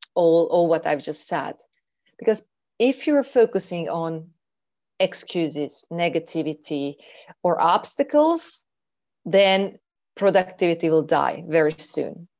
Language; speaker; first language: English; non-native, fluent; Hungarian